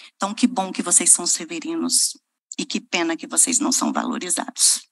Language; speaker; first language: Portuguese; native; Portuguese